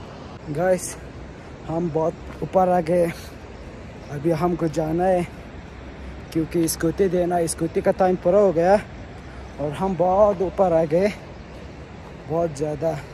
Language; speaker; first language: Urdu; non-native, learner; Persian